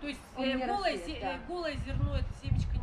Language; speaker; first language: Russian; native; Russian